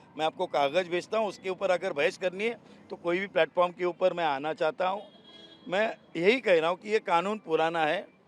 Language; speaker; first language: Hindi; non-native, local second language; Marathi